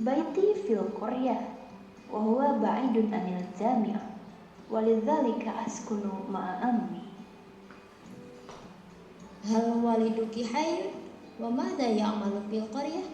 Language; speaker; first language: Arabic; non-native, learner; Indonesian